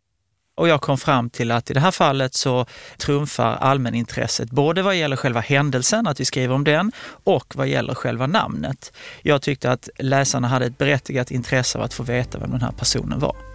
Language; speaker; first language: Swedish; native; Swedish